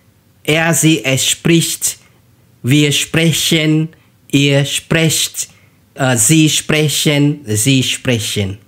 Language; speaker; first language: German; non-native, fluent; Khmer